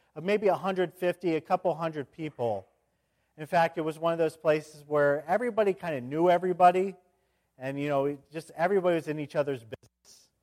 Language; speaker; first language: English; native; English